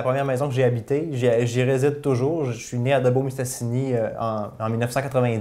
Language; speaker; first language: French; native; French